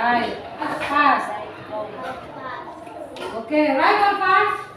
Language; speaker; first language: English; non-native, learner; Indonesian